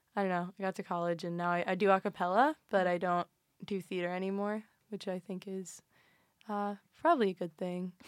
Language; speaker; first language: English; native; English